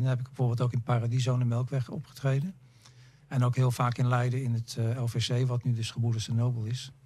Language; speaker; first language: Dutch; native; Dutch